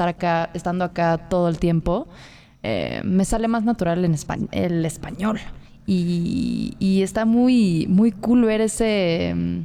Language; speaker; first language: Spanish; non-native, fluent; Swedish